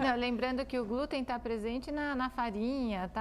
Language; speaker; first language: Portuguese; native; Portuguese